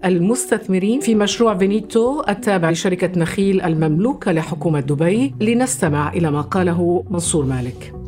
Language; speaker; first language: Arabic; native; Arabic